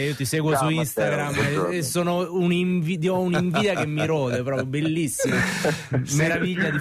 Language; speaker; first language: Italian; native; Italian